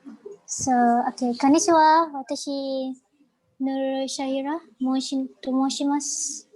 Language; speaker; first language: Japanese; non-native, learner; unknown